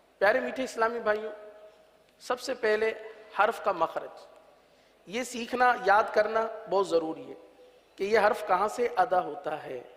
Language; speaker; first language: Urdu; native; Urdu